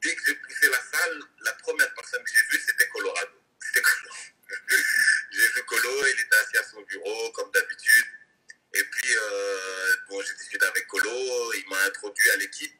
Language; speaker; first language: French; native; French